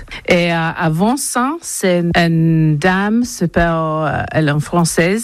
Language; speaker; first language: French; non-native, learner; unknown